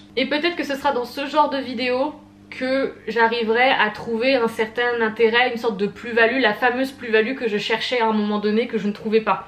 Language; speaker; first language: French; native; French